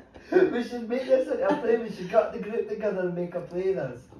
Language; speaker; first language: English; native; English